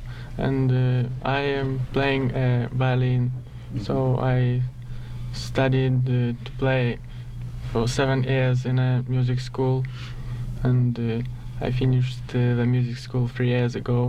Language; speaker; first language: English; non-native, learner; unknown